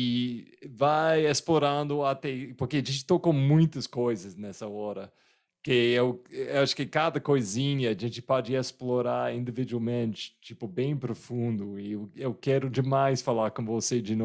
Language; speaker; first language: Portuguese; non-native, fluent; English